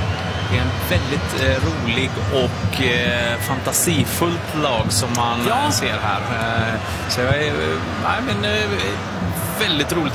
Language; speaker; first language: Swedish; native; Swedish